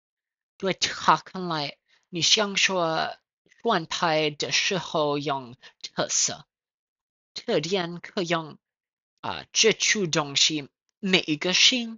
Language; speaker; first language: Chinese; non-native, learner; English